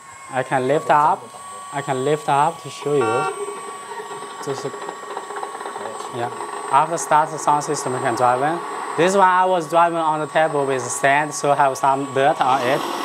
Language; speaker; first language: English; non-native, fluent; Chinese